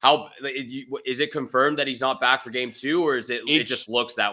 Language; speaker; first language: English; native; English